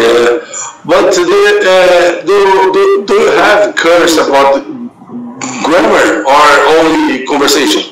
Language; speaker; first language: English; non-native, learner; Portuguese